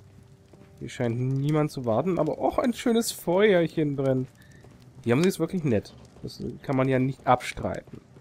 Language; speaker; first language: German; native; German